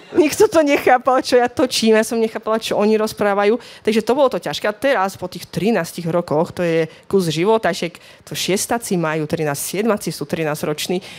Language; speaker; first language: Slovak; non-native, fluent; Russian